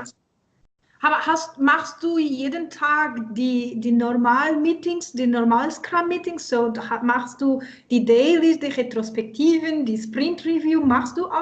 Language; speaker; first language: German; non-native, learner; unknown